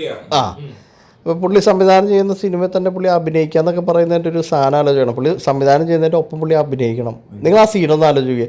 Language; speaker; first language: Malayalam; native; Malayalam